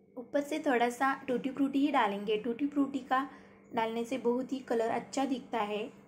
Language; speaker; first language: Hindi; non-native, local second language; Marathi